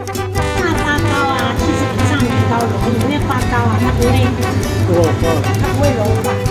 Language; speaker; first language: Chinese; non-native, fluent; Italian